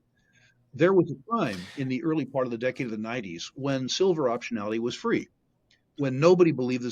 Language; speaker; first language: English; native; English